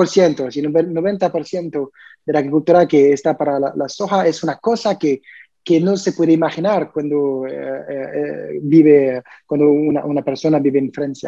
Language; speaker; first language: Spanish; non-native, learner; French